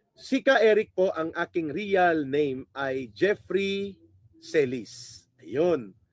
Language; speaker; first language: Filipino; non-native, local second language; Hiligaynon